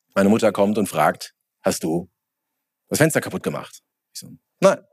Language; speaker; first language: German; native; German